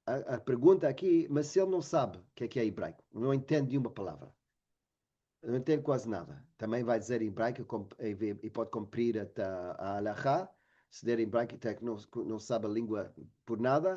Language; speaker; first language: Portuguese; non-native, fluent; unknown